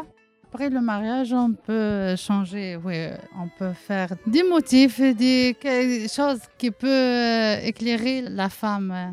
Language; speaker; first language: French; non-native, learner; Arabic